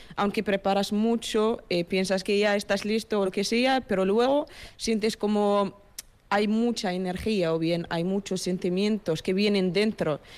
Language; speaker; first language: Spanish; non-native, fluent; Arabic